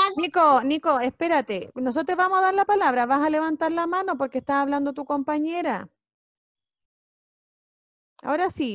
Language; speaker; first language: Spanish; native; Spanish